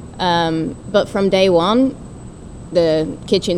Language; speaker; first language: English; native; English